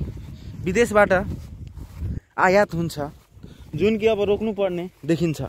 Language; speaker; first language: Nepali; non-native, local second language; Maithili